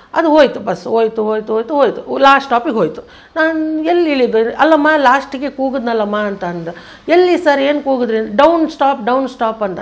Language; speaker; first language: Kannada; native; Kannada